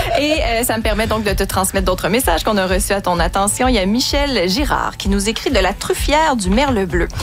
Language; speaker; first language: French; native; French